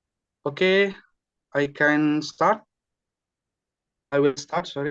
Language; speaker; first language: English; non-native, learner; Indonesian